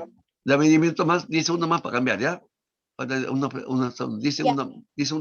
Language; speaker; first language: Spanish; native; Spanish